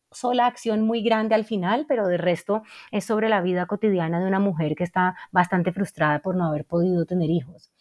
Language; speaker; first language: Spanish; native; Spanish